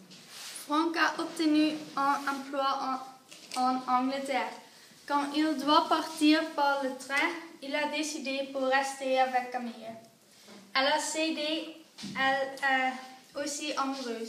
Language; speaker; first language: French; non-native, learner; Dutch